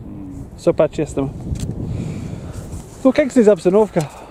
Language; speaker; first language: Russian; non-native, learner; English